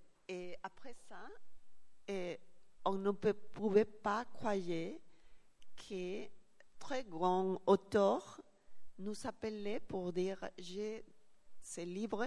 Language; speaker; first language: French; non-native, learner; Spanish